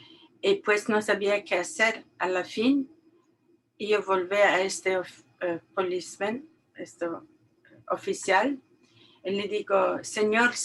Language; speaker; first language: Spanish; non-native, learner; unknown